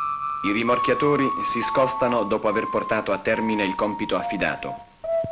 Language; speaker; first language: Italian; native; Italian